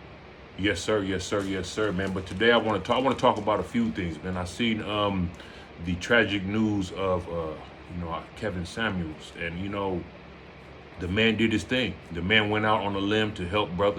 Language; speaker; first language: English; native; English